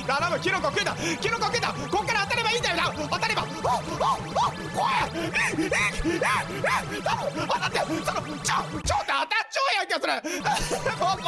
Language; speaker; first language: Japanese; native; Japanese